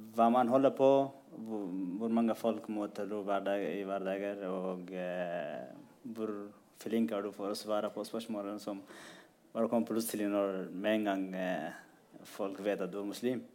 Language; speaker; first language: Norwegian; non-native, fluent; Tigrinya